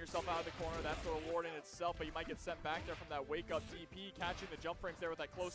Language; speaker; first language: English; native; English